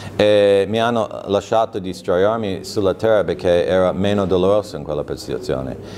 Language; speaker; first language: Italian; non-native, fluent; English